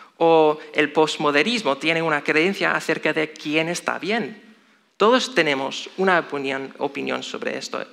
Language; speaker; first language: Spanish; non-native, fluent; English